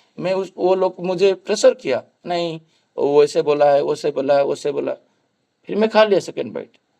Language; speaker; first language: Hindi; non-native, local second language; Bangla